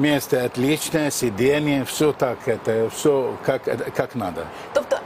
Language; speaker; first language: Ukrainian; non-native, learner; Arabic